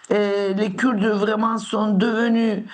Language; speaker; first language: French; non-native, fluent; Turkish